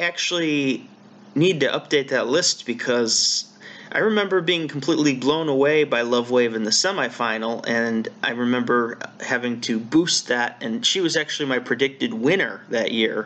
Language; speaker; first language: English; native; English